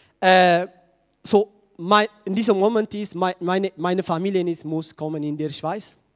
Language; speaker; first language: German; non-native, learner; Tigrinya